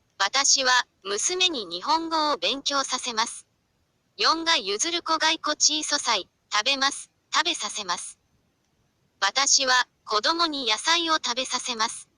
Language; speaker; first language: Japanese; non-native, fluent; Chinese